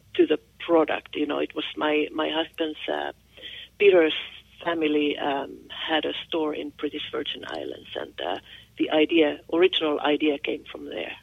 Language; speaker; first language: English; non-native, fluent; Finnish